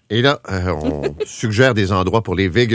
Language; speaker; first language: French; native; French